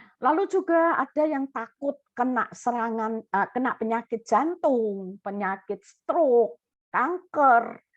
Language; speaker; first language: Indonesian; native; Indonesian